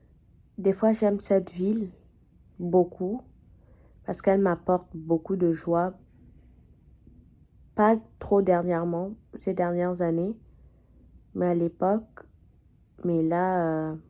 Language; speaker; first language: French; non-native, fluent; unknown